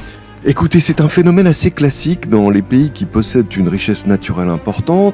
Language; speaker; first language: French; native; French